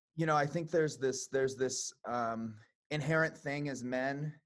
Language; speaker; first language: English; native; English